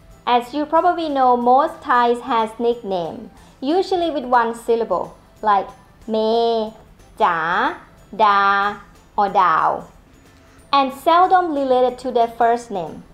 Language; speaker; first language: English; non-native, fluent; Thai